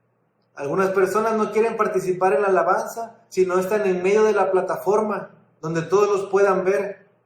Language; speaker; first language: Spanish; native; Spanish